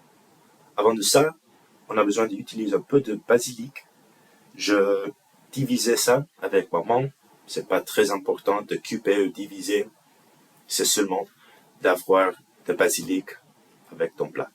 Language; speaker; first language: French; non-native, learner; English